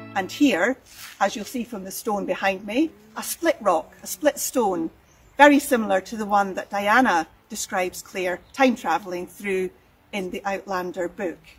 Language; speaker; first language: English; native; English